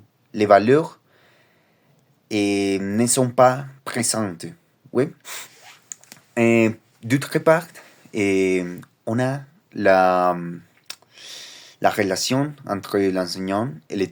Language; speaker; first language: French; non-native, learner; Spanish